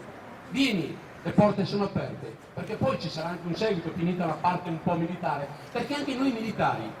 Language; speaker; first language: Italian; native; Italian